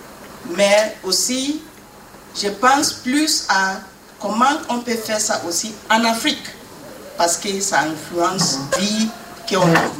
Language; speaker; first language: French; non-native, learner; English